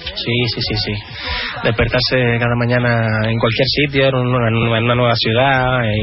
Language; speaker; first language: Spanish; native; Spanish